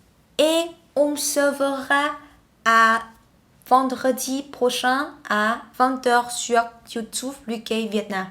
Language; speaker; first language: French; non-native, learner; Vietnamese